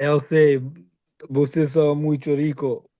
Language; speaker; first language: Portuguese; non-native, learner; Bangla